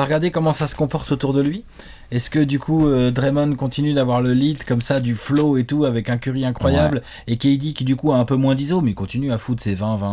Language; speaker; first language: French; native; French